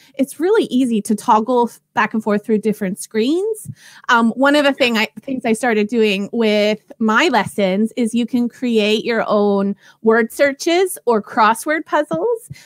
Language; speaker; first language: English; native; English